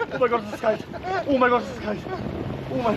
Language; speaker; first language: German; native; German